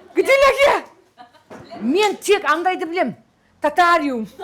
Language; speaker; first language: Russian; non-native, local second language; Kazakh